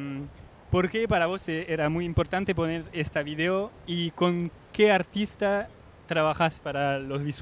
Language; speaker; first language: Spanish; non-native, fluent; French